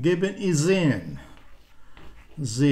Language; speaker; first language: German; non-native, fluent; Ukrainian